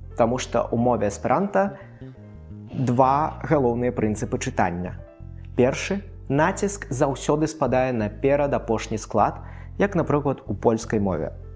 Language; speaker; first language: Belarusian; non-native, local second language; Russian